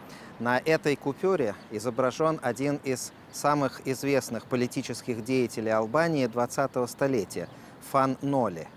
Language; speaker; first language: Russian; native; Russian